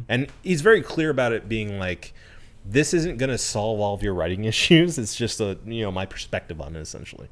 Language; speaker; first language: English; early bilingual, other home language; Spanish